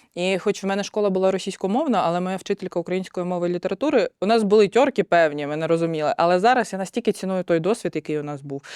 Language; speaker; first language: Ukrainian; non-native, local second language; Russian